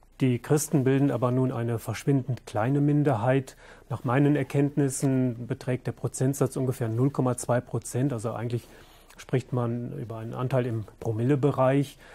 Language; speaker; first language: German; native; German